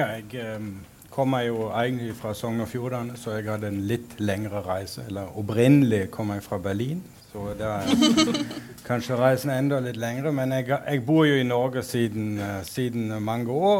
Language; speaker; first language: Norwegian; non-native, fluent; German